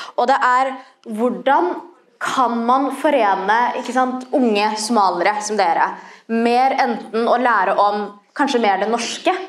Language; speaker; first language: Norwegian; early bilingual, other home language; Somali